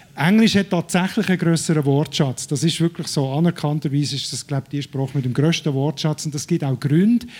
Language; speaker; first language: German; native; German